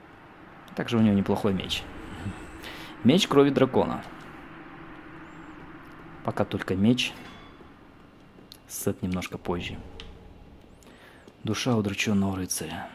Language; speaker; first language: Russian; native; Russian